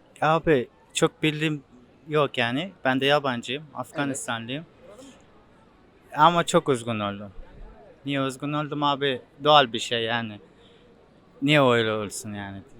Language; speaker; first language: Turkish; non-native, learner; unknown